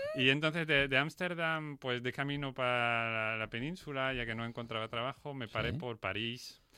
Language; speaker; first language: Spanish; non-native, fluent; French